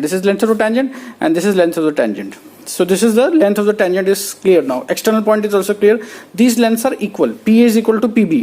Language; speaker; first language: English; non-native, local second language; Hindi